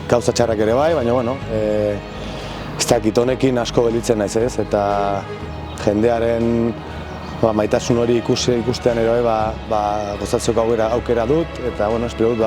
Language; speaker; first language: Basque; non-native, local second language; Spanish